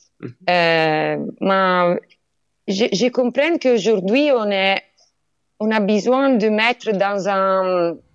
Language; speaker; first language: French; non-native, learner; Italian